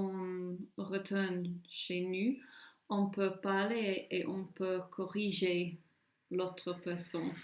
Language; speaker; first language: French; non-native, learner; English